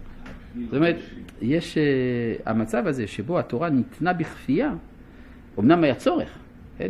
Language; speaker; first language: Hebrew; non-native, fluent; French